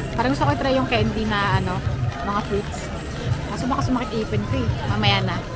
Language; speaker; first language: Filipino; native; Filipino